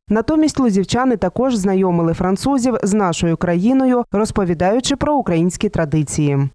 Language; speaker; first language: Ukrainian; native; Ukrainian